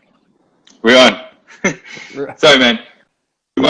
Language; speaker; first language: English; native; English